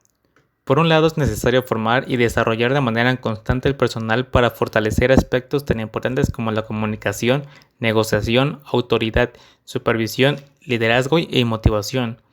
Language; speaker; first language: Spanish; native; Spanish